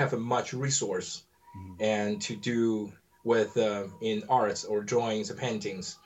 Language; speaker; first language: English; non-native, learner; Chinese